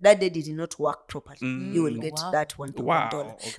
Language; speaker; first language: English; non-native, local second language; Kinyarwanda